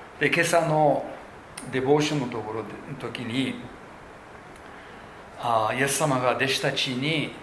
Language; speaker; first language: Japanese; non-native, local second language; English